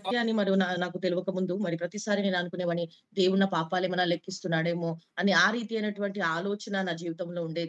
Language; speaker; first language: Telugu; native; Telugu